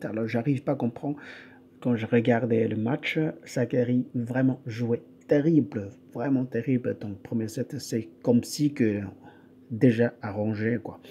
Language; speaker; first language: French; non-native, fluent; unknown